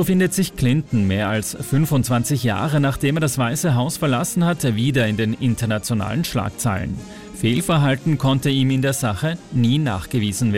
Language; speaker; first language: German; native; German